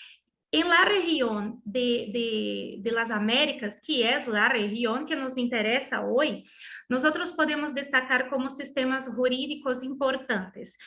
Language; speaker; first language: Spanish; non-native, learner; Portuguese